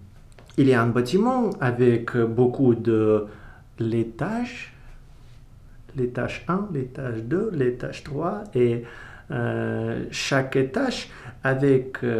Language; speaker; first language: French; non-native, learner; Russian